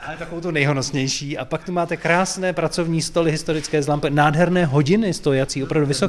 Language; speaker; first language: Czech; native; Czech